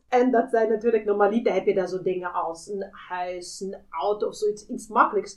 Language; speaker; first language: Dutch; non-native, fluent; German